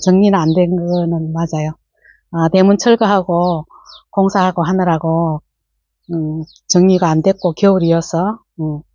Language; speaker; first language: Korean; native; Korean